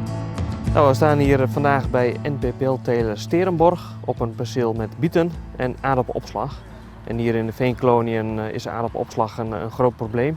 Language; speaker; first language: Dutch; native; Dutch